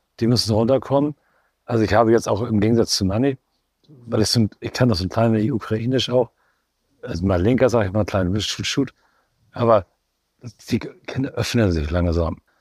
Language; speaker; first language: German; native; German